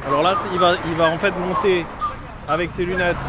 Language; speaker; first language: French; native; French